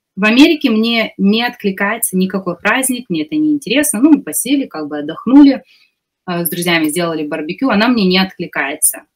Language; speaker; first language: Russian; native; Russian